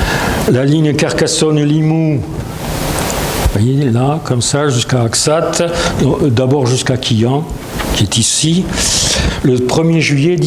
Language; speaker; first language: French; native; French